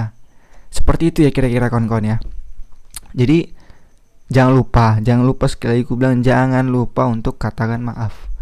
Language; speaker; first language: Indonesian; native; Indonesian